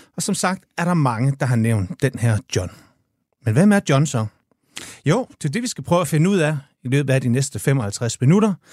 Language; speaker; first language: Danish; native; Danish